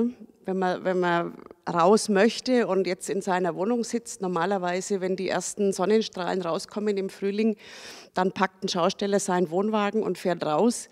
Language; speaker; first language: German; native; German